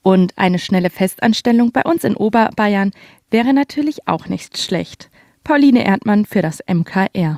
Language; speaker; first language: German; native; German